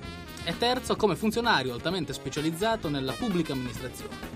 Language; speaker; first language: Italian; native; Italian